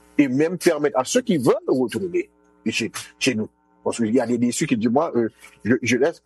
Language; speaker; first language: French; non-native, local second language; Haitian Creole